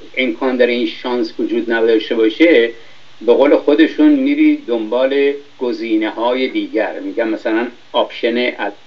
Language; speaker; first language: Persian; native; Persian